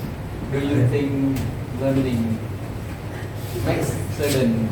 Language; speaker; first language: English; non-native, learner; Vietnamese